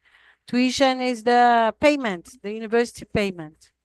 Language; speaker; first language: English; non-native, fluent; Portuguese